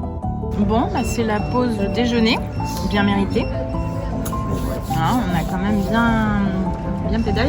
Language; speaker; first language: French; native; French